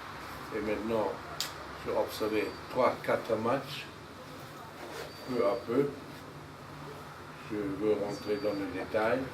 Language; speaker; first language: French; non-native, fluent; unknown